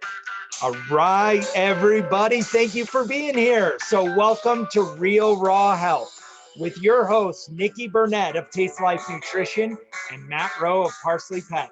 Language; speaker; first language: English; native; English